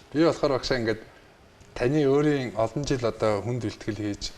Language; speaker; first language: Mongolian; native; Mongolian